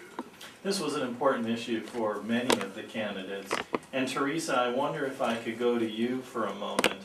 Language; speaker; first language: English; native; English